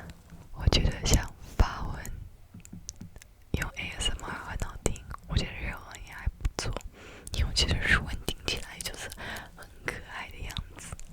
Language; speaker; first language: Chinese; early bilingual, heritage; Chinese